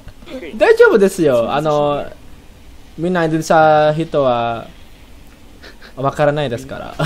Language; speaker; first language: Japanese; non-native, learner; Indonesian